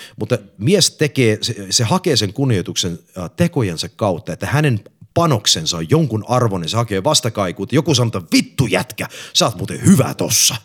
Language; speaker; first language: Finnish; early bilingual, heritage; English